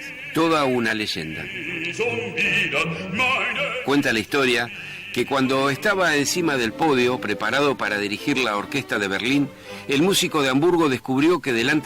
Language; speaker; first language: Spanish; native; Spanish